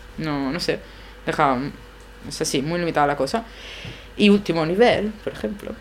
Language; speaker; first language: Spanish; non-native, fluent; Italian